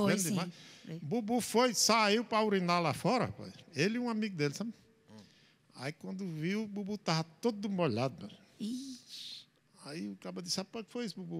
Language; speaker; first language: Portuguese; native; Portuguese